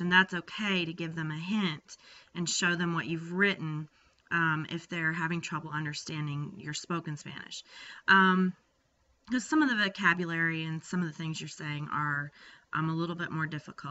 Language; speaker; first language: English; native; English